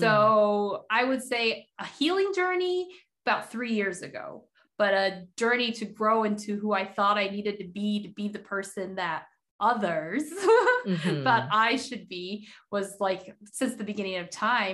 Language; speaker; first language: English; early bilingual, other home language; Haitian Creole